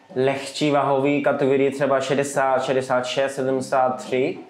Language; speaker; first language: Czech; non-native, fluent; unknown